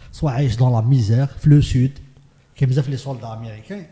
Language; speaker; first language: French; non-native, local second language; Arabic